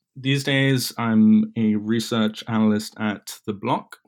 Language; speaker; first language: English; native; English